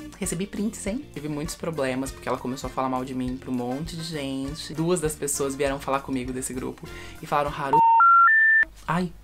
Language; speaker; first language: Portuguese; early bilingual, heritage; Portuguese